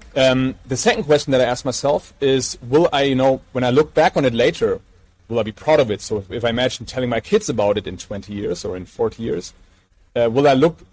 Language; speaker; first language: English; non-native, fluent; German